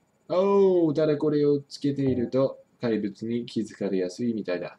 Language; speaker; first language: Japanese; non-native, fluent; English